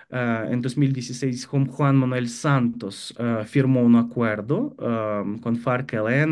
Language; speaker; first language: Spanish; non-native, fluent; Ukrainian